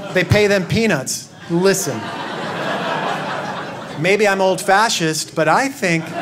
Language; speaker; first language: English; native; English